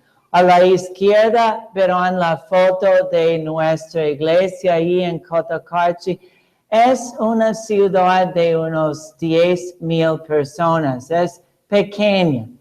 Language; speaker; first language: Spanish; non-native, fluent; English